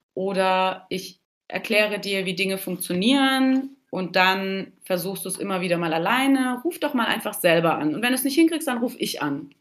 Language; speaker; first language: German; early bilingual, other home language; Turkish